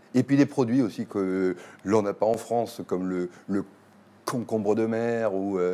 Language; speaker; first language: French; native; French